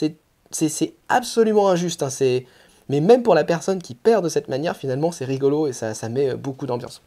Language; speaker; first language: French; native; French